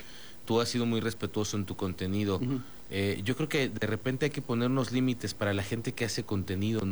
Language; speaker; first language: Spanish; native; Spanish